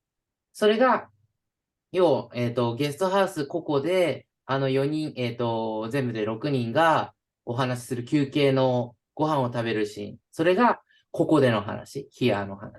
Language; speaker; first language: Japanese; native; Japanese